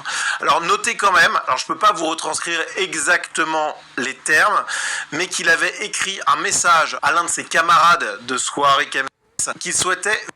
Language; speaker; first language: French; native; French